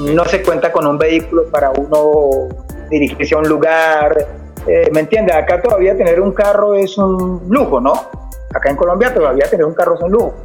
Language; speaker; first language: Spanish; native; Spanish